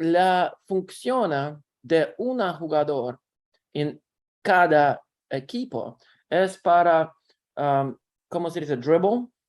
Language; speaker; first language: Spanish; non-native, learner; Russian